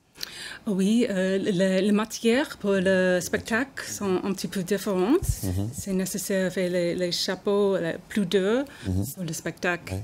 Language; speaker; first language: French; non-native, learner; English